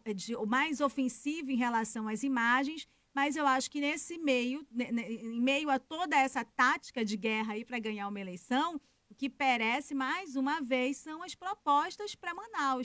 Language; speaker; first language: Portuguese; native; Portuguese